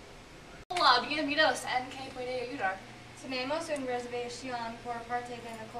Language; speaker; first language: Spanish; non-native, learner; English